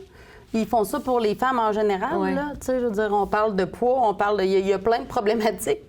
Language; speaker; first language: French; native; French